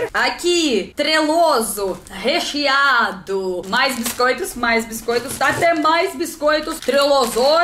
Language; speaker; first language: Portuguese; non-native, learner; Russian